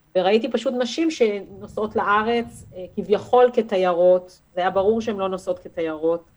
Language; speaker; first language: Hebrew; early bilingual, other home language; Russian